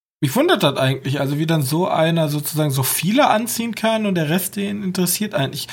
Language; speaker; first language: German; native; German